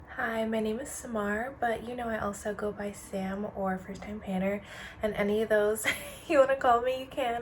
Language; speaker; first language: English; native; English